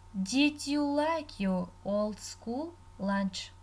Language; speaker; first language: English; non-native, learner; Kazakh